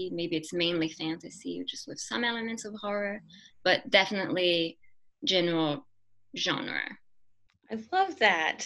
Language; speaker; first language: English; non-native, fluent; French